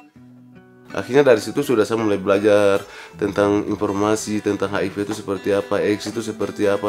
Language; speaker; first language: Indonesian; non-native, local second language; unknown